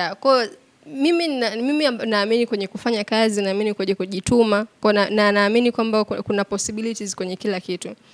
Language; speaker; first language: Swahili; native; Swahili